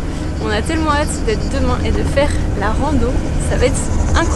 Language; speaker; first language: French; native; French